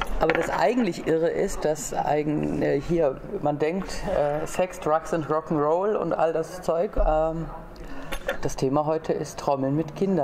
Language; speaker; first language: German; native; German